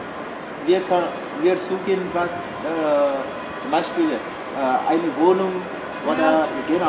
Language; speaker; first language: German; non-native, learner; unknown